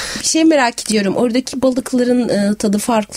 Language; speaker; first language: Turkish; non-native, fluent; Arabic